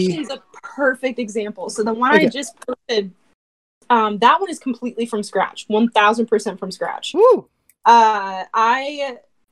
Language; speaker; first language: English; native; English